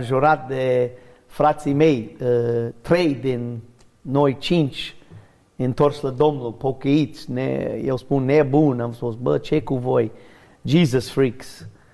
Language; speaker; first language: Romanian; non-native, learner; English